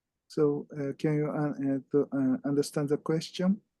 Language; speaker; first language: English; non-native, fluent; Japanese